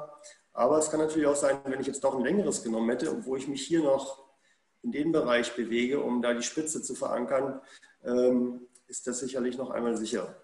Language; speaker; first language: German; native; German